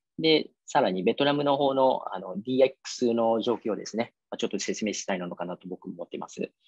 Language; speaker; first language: Japanese; non-native, fluent; Vietnamese